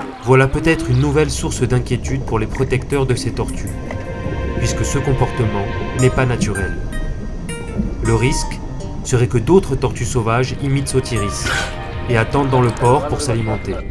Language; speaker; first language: French; native; French